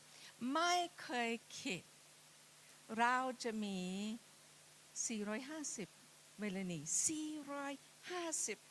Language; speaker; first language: Thai; non-native, fluent; English